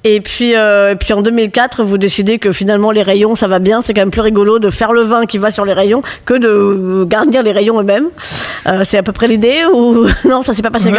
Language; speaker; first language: French; native; French